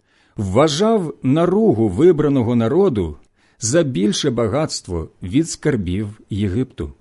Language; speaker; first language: Ukrainian; native; Ukrainian